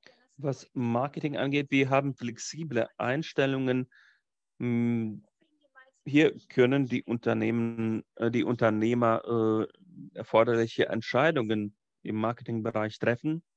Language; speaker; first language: German; non-native, fluent; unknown